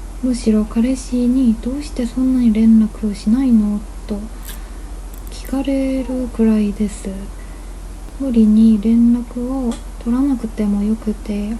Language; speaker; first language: Japanese; non-native, fluent; Korean